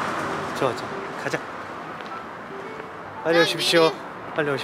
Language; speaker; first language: Korean; native; Korean